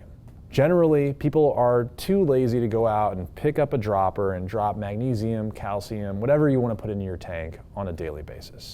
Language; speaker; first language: English; native; English